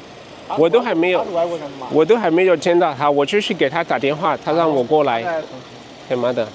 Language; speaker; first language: Chinese; non-native, fluent; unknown